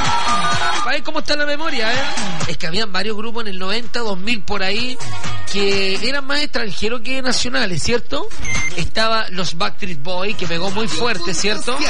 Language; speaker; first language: Spanish; native; Spanish